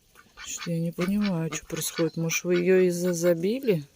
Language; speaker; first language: Russian; native; Russian